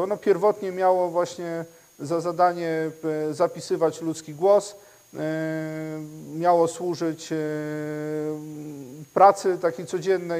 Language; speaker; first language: Polish; native; Polish